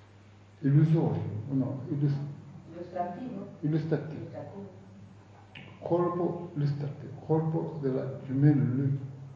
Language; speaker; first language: Italian; non-native, fluent; Tibetan